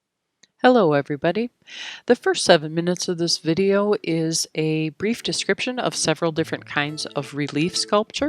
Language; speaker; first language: English; native; English